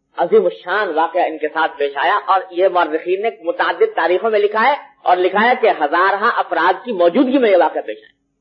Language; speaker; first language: Urdu; native; Urdu